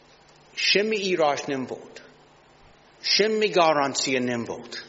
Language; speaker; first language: Hungarian; non-native, learner; English